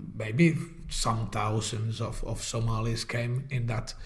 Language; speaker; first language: English; non-native, fluent; Finnish